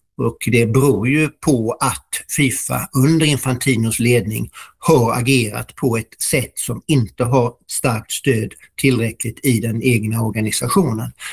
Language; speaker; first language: Swedish; native; Swedish